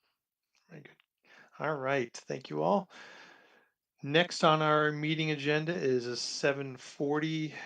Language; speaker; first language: English; native; English